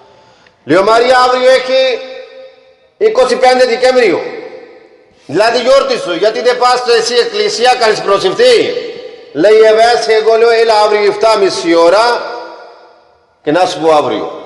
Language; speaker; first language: Greek; non-native, learner; Punjabi